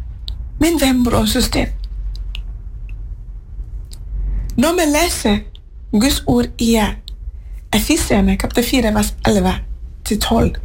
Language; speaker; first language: Norwegian; non-native, fluent; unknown